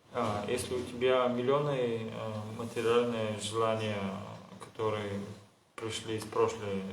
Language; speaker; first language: Russian; non-native, learner; Bulgarian